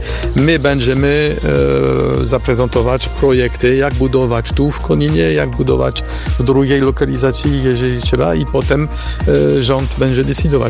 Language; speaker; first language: Polish; non-native, fluent; French